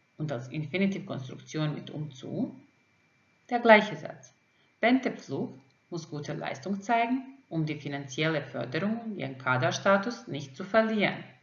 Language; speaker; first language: German; non-native, fluent; Croatian